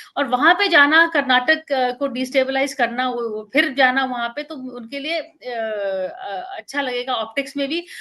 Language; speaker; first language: Hindi; native; Hindi